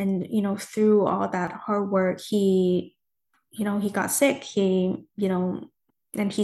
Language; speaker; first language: English; non-native, fluent; Chinese